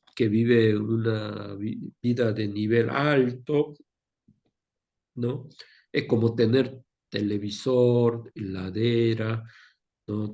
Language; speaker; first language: Spanish; non-native, fluent; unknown